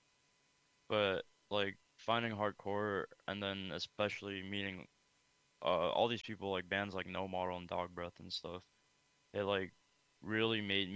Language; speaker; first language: English; early bilingual, other home language; Khmer